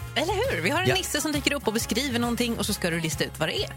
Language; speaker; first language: Swedish; native; Swedish